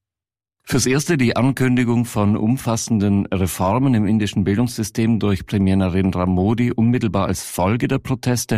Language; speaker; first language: German; native; German